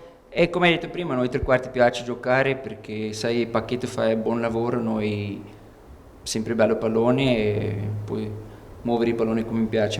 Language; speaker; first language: Italian; non-native, learner; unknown